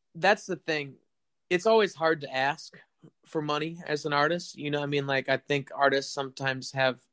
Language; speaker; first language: English; native; English